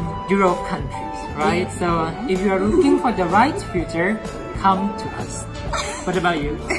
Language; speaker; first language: English; non-native, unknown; Thai